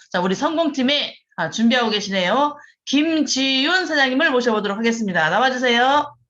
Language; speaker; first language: Korean; native; Korean